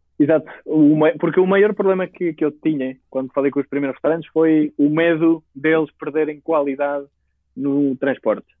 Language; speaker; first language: Portuguese; non-native, fluent; Spanish